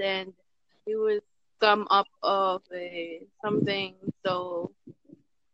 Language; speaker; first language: English; non-native, local second language; Filipino